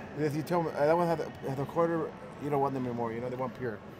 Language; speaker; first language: English; early bilingual, other home language; Spanish